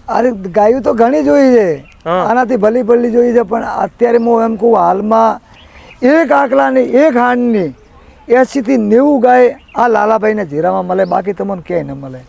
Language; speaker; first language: Gujarati; native; Gujarati